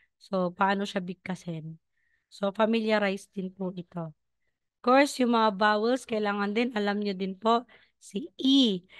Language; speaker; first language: Filipino; non-native, local second language; Cebuano